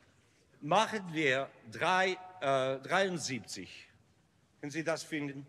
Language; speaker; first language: German; non-native, learner; English